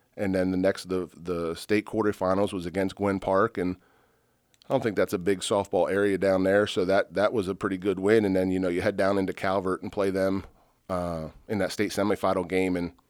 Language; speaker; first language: English; native; English